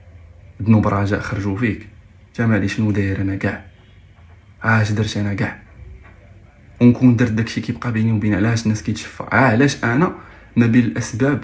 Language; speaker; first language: Arabic; native; Arabic